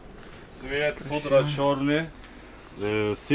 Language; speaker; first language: Russian; non-native, learner; Turkish